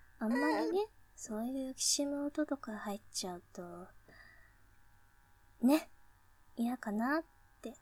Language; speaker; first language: Japanese; native; Japanese